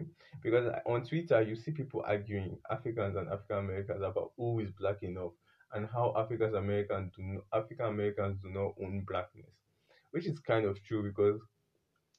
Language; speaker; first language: English; non-native, local second language; Yoruba